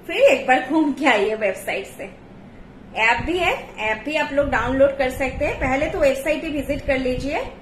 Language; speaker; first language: Hindi; non-native, local second language; Bangla